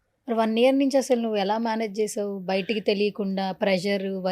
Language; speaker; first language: Telugu; native; Telugu